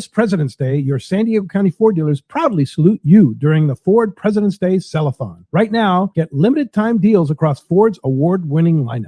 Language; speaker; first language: English; native; English